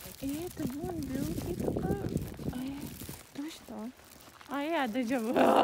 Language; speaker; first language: Japanese; non-native, learner; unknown